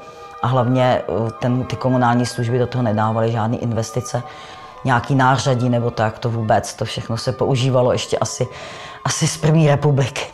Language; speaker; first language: Czech; native; Czech